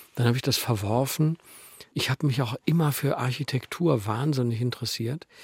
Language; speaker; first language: German; native; German